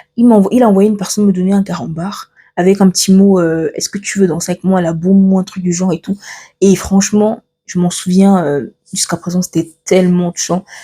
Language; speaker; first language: French; early bilingual, other home language; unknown